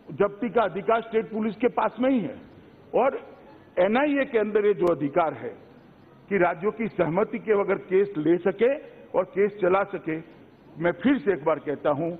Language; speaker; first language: Hindi; non-native, local second language; Gujarati